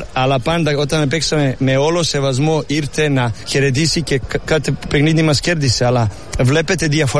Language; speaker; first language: Greek; non-native, learner; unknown